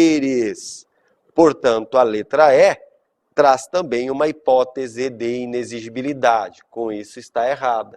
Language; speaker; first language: Portuguese; native; Portuguese